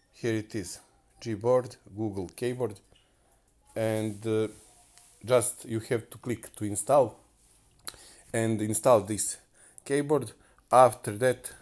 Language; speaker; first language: English; non-native, learner; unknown